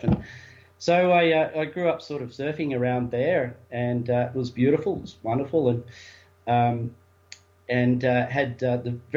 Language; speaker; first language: English; native; English